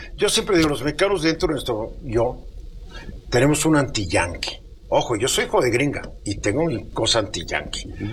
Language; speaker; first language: Spanish; native; Spanish